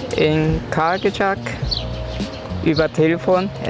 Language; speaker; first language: German; early bilingual, other home language; Turkish